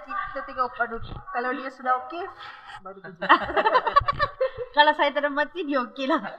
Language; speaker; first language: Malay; non-native, local second language; Tamil